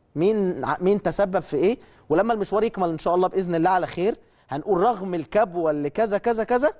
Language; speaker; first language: Arabic; native; Arabic